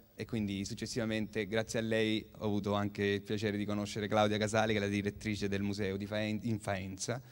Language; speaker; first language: Italian; native; Italian